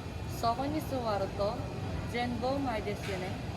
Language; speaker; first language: Japanese; non-native, learner; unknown